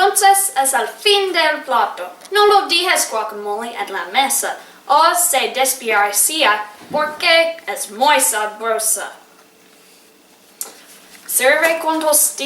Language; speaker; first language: Spanish; non-native, learner; English